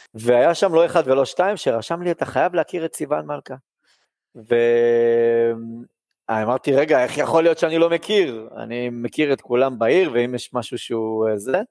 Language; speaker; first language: Hebrew; native; Hebrew